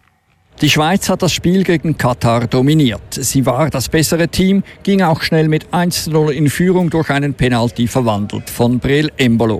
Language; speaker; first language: German; native; German